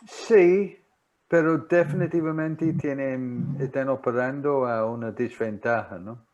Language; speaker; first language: Spanish; non-native, fluent; English